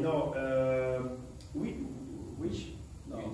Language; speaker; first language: English; non-native, learner; French